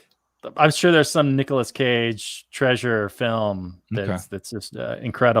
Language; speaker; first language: English; native; English